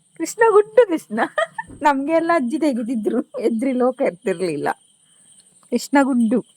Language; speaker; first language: Kannada; native; Kannada